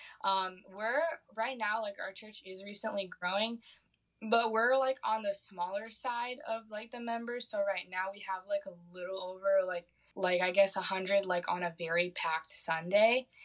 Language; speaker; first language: English; early bilingual, other home language; Portuguese